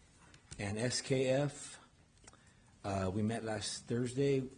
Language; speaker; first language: English; native; English